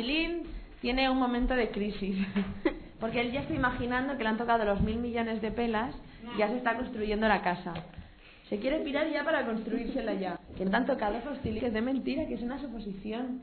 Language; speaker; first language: Spanish; native; Spanish